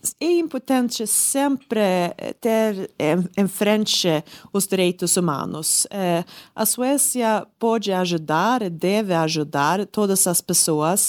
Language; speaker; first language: Portuguese; non-native, learner; Swedish